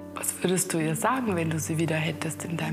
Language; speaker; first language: German; native; German